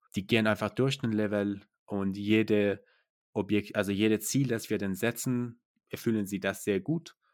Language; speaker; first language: German; non-native, fluent; Persian